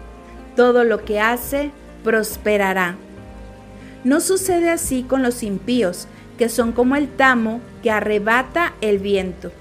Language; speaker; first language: Spanish; native; Spanish